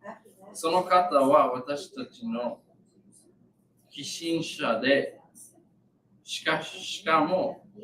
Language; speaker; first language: Japanese; non-native, learner; English